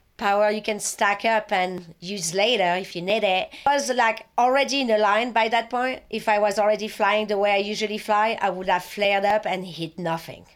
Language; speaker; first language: English; non-native, fluent; French